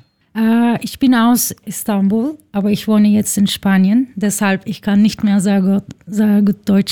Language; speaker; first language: German; non-native, learner; Turkish